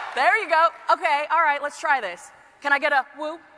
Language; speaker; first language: English; native; English